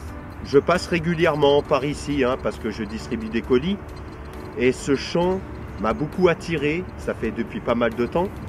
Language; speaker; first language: French; native; French